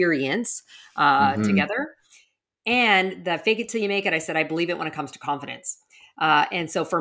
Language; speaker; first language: English; native; English